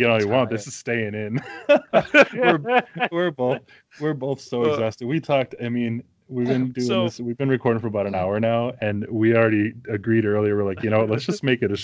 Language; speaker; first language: English; native; English